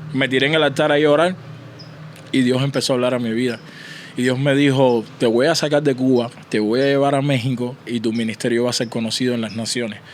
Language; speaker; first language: Spanish; native; Spanish